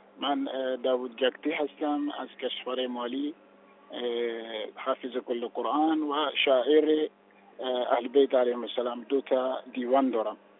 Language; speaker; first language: Persian; non-native, learner; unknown